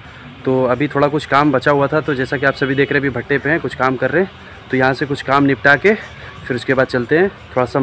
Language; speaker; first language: Hindi; native; Hindi